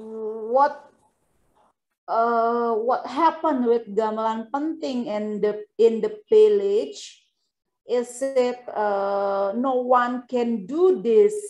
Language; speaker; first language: English; non-native, fluent; Indonesian